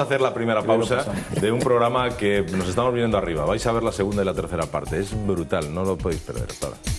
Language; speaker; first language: Spanish; native; Spanish